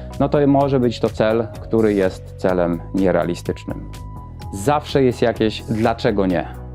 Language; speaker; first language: Polish; native; Polish